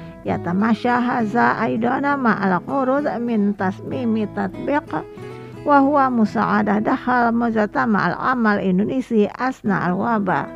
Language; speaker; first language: Arabic; non-native, fluent; Indonesian